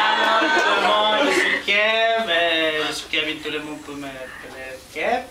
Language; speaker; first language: French; non-native, learner; Portuguese